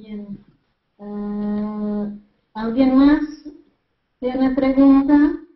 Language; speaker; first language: Spanish; non-native, fluent; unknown